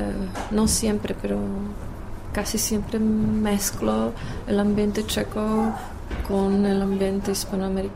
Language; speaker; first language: Spanish; non-native, fluent; Czech